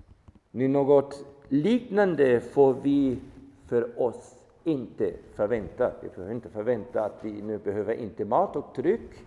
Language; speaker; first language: Swedish; non-native, fluent; German